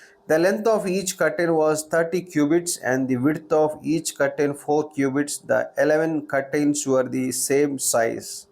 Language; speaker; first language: English; non-native, local second language; Telugu